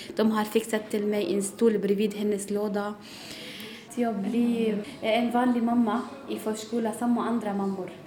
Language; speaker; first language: Swedish; non-native, learner; Arabic